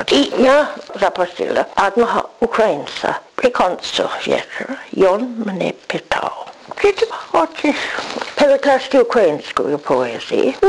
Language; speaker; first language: Belarusian; non-native, learner; English